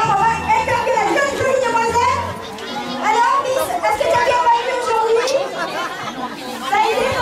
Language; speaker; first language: French; native; French